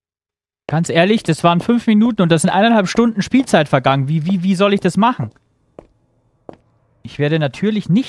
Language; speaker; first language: German; native; German